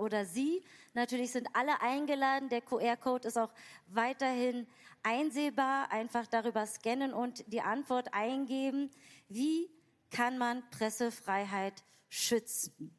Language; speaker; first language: German; native; German